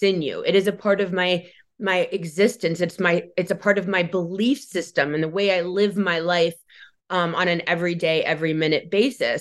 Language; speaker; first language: English; native; English